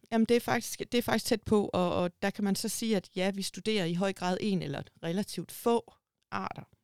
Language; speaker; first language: Danish; native; Danish